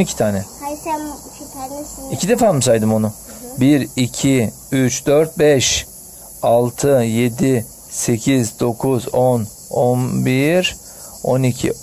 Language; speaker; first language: Turkish; native; Turkish